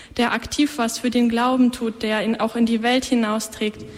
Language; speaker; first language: German; native; German